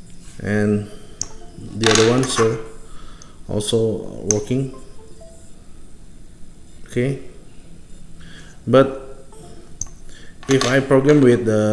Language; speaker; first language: English; non-native, fluent; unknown